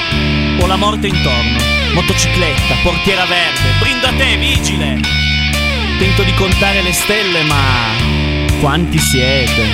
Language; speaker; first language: Italian; native; Italian